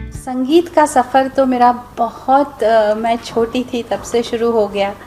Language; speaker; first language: Hindi; non-native, local second language; Marathi